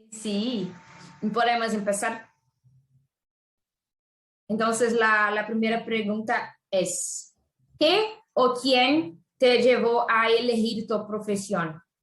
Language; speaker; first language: Spanish; non-native, fluent; Portuguese